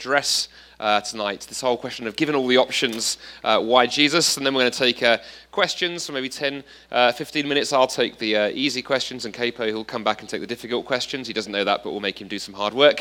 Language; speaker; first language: English; native; English